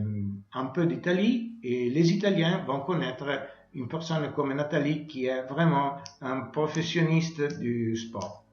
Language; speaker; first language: French; non-native, learner; Italian